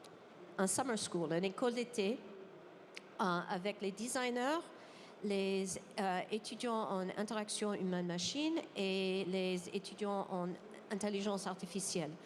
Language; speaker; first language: French; non-native, fluent; English